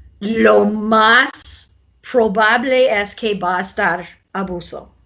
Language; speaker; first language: Spanish; non-native, fluent; English